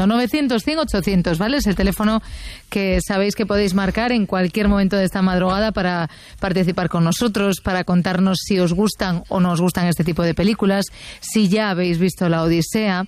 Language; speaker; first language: Spanish; native; Spanish